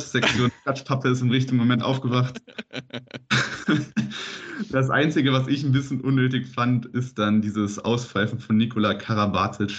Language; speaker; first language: German; native; German